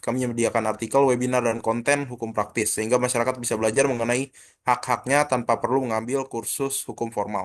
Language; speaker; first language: Indonesian; native; Indonesian